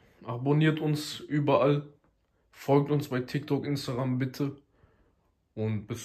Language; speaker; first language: German; early bilingual, other home language; Kurdish